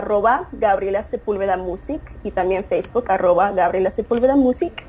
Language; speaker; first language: Spanish; early bilingual, heritage; Spanish